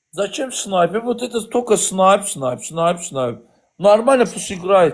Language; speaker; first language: Russian; non-native, learner; Azerbaijani